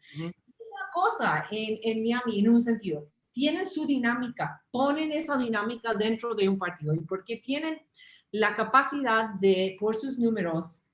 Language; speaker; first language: Spanish; early bilingual, heritage; English